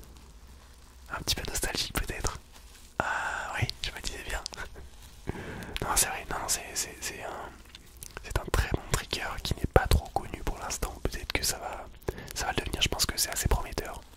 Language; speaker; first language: French; native; French